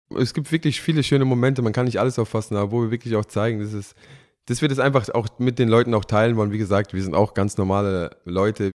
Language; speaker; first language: German; native; German